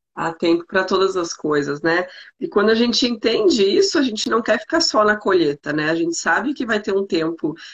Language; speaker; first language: Portuguese; native; Portuguese